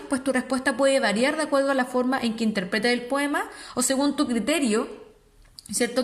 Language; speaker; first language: Spanish; native; Spanish